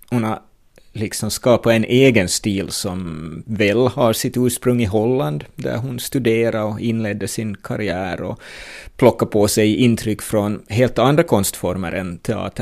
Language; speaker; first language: Swedish; native; Swedish